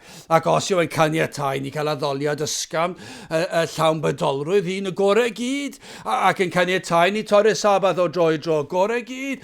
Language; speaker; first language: Welsh; native; Welsh